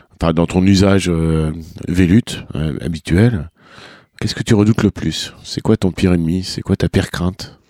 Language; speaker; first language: French; native; French